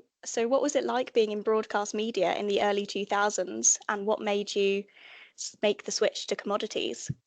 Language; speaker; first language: English; native; English